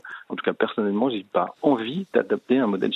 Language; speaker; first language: French; native; French